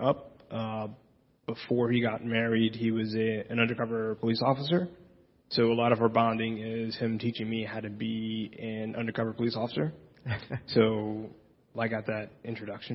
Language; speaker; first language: English; early bilingual, other home language; Spanish